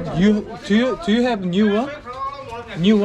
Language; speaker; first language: English; non-native, learner; Korean